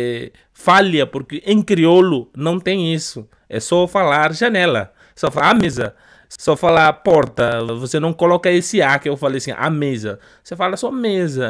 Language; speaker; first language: Portuguese; non-native, fluent; Upper Guinea Crioulo